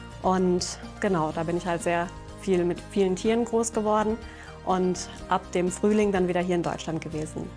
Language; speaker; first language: German; native; German